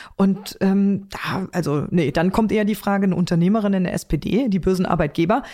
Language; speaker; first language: German; native; German